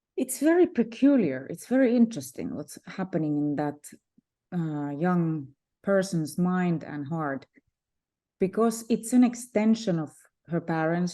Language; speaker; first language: English; non-native, fluent; Finnish